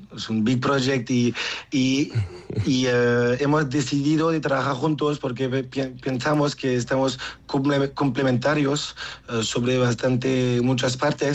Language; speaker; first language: Spanish; non-native, learner; French